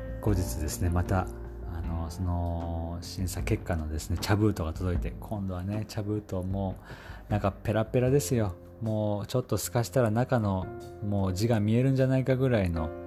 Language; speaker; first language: Japanese; native; Japanese